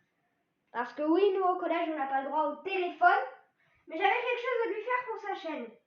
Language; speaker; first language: French; native; French